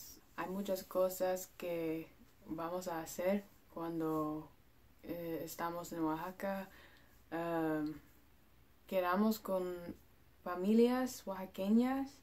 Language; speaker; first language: Spanish; non-native, learner; English